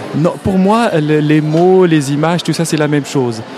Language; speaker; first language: French; non-native, local second language; Arabic